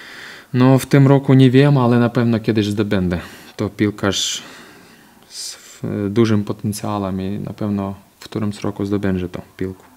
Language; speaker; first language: Polish; non-native, fluent; Ukrainian